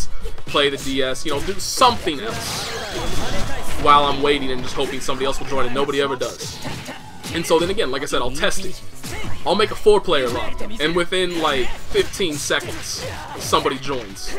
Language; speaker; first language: English; native; English